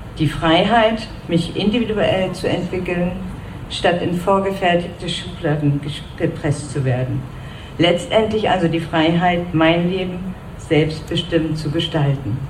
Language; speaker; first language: German; native; German